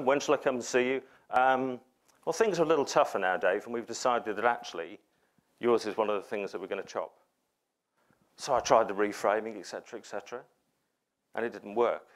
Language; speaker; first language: English; native; English